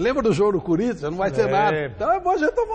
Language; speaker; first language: Portuguese; native; Portuguese